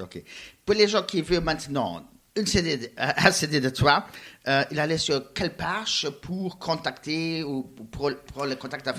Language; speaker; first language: French; non-native, learner; Luxembourgish